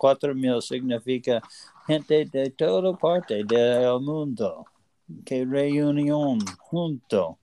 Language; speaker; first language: Spanish; non-native, learner; English